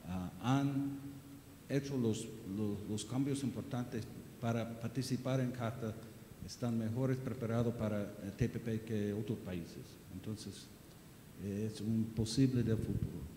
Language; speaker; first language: Spanish; non-native, learner; English